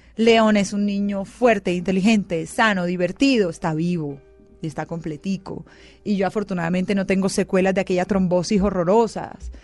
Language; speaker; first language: Spanish; native; Spanish